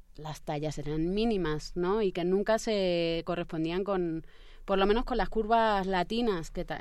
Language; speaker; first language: Spanish; native; Spanish